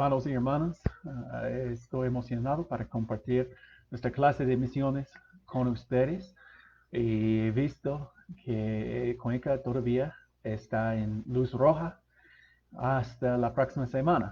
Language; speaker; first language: Spanish; non-native, fluent; English